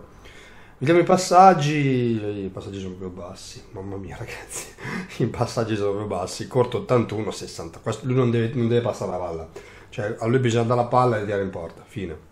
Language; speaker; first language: Italian; native; Italian